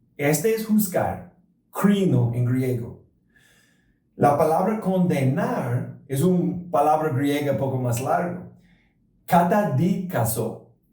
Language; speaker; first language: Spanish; non-native, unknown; English